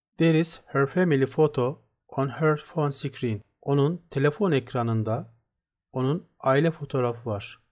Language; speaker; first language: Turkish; native; Turkish